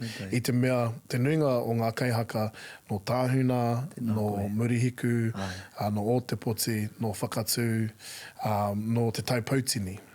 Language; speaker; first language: Māori; non-native, local second language; English